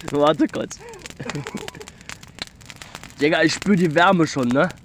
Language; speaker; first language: German; native; German